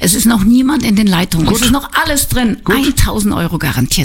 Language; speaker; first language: German; native; German